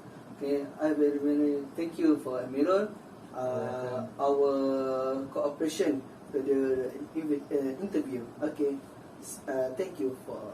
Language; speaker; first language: English; non-native, local second language; Malay